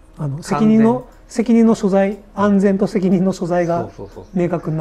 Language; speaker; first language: Japanese; native; Japanese